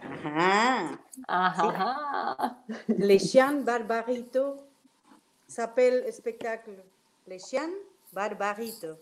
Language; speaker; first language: French; non-native, learner; Spanish